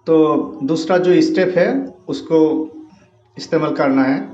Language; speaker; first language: Hindi; non-native, local second language; Bangla